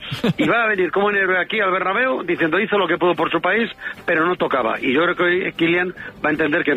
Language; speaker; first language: Spanish; native; Spanish